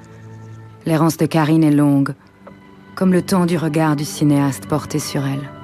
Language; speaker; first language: French; native; French